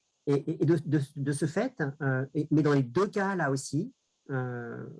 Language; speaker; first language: French; native; French